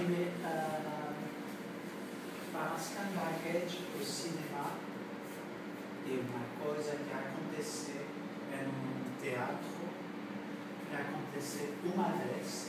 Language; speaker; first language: Portuguese; non-native, fluent; French